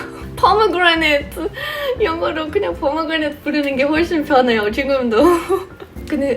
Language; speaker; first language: Korean; non-native, fluent; English